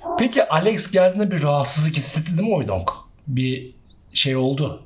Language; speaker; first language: Turkish; native; Turkish